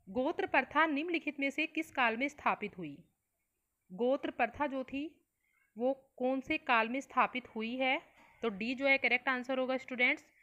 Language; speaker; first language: Hindi; native; Hindi